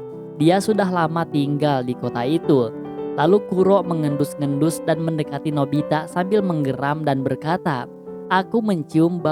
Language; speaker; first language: Indonesian; native; Indonesian